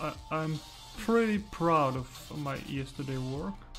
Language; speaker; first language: English; non-native, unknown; Russian